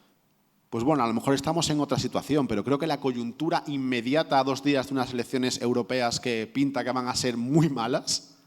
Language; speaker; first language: Spanish; native; Spanish